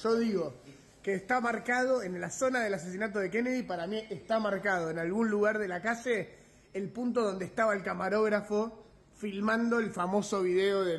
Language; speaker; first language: Spanish; native; Spanish